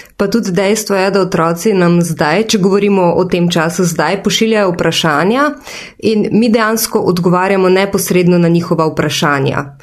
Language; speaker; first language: Slovenian; native; Slovenian